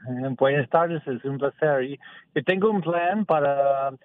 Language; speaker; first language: Spanish; non-native, learner; English